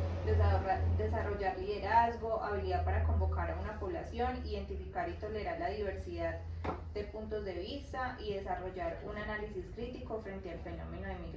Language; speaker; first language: Spanish; native; Spanish